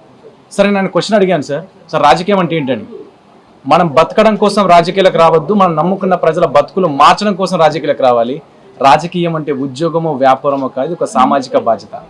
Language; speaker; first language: Telugu; native; Telugu